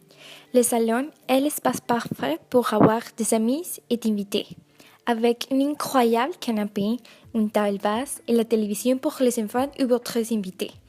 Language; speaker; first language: French; non-native, learner; Spanish